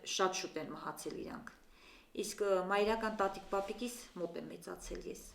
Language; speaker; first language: Armenian; native; Armenian